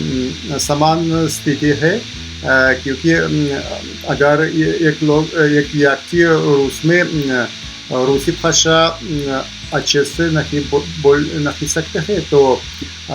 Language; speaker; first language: Hindi; non-native, learner; Russian